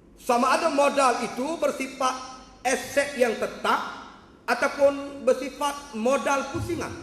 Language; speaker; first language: Malay; native; Malay